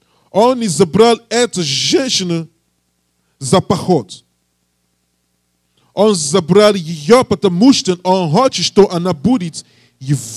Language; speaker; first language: Russian; non-native, learner; English